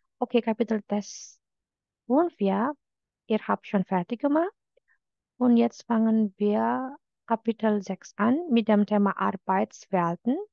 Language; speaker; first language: German; non-native, fluent; Indonesian